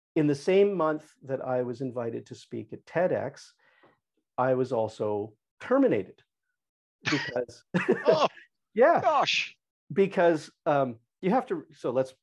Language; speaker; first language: English; native; English